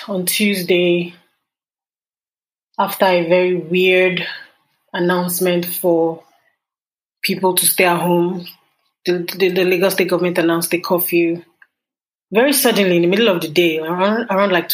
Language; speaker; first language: English; non-native, local second language; Yoruba